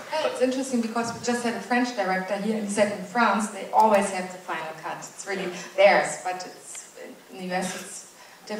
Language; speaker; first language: English; non-native, fluent; German